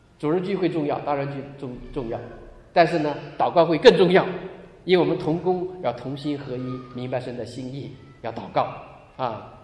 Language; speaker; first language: Chinese; native; Chinese